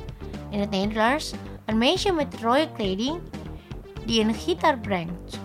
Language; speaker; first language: Dutch; non-native, learner; Indonesian